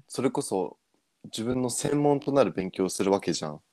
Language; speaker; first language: Japanese; early bilingual, other home language; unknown